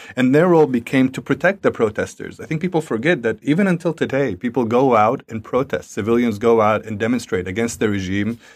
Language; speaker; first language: English; early bilingual, other home language; Arabic